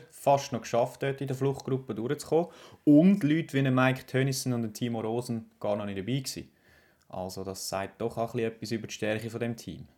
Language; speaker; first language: German; native; German